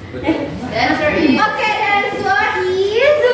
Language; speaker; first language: English; non-native, learner; Indonesian